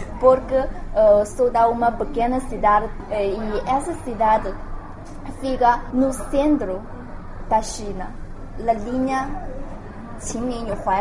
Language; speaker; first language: Portuguese; non-native, learner; Chinese